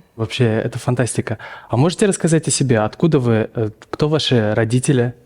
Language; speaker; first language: Russian; native; Russian